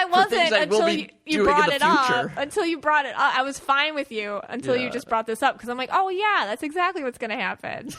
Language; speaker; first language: English; native; English